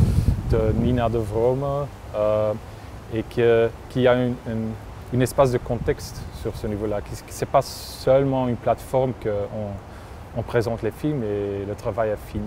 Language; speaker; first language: French; non-native, local second language; Dutch